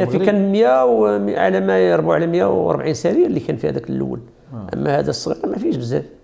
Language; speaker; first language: Arabic; native; Arabic